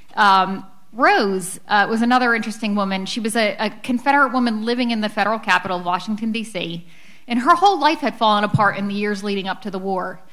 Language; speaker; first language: English; native; English